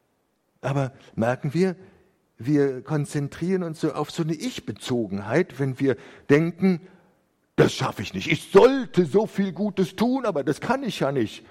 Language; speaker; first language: German; native; German